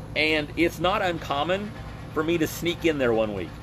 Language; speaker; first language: English; native; English